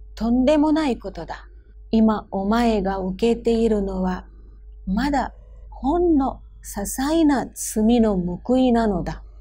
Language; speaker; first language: Japanese; non-native, fluent; Hindi